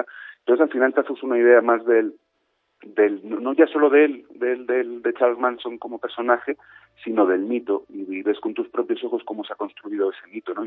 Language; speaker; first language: Spanish; native; Spanish